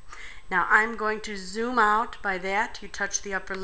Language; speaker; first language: English; native; English